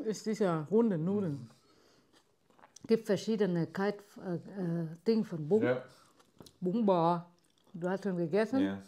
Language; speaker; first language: German; non-native, learner; Vietnamese